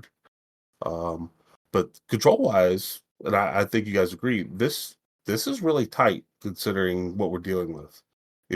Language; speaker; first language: English; native; English